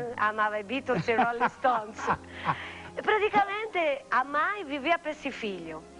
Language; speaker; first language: Portuguese; non-native, fluent; Italian